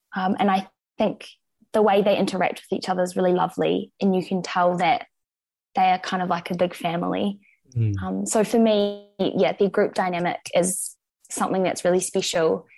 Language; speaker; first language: English; native; English